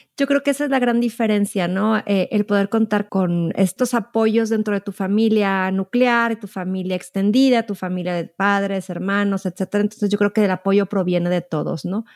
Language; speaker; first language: Spanish; native; Spanish